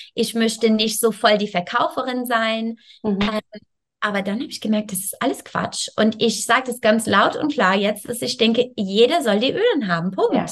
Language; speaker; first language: German; non-native, fluent; English